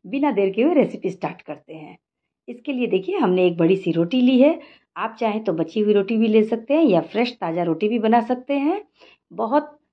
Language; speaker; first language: Hindi; native; Hindi